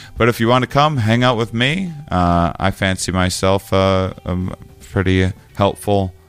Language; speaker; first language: English; native; English